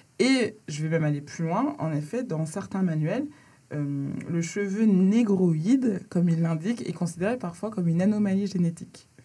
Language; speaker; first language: French; early bilingual, other home language; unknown